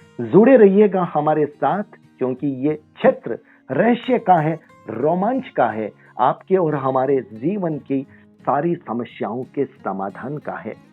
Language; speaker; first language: Hindi; native; Hindi